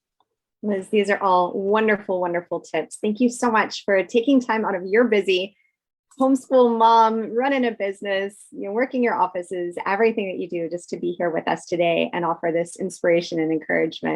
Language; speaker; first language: English; native; English